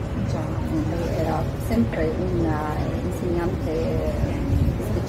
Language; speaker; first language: Italian; non-native, fluent; Arabic